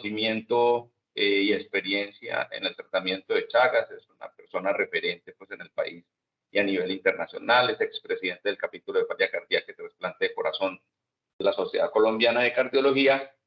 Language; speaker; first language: Spanish; native; Spanish